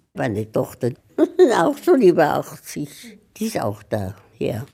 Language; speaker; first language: German; early bilingual, heritage; Czech